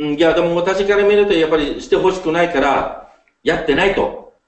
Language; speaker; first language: Japanese; non-native, fluent; English